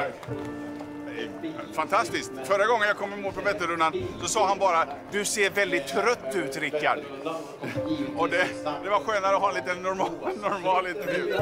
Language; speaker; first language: Swedish; native; Swedish